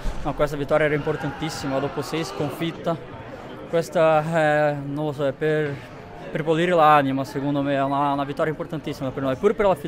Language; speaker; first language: Italian; non-native, fluent; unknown